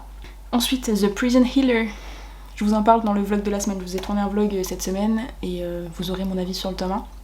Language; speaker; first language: French; native; French